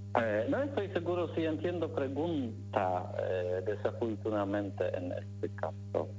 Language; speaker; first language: Spanish; non-native, learner; Polish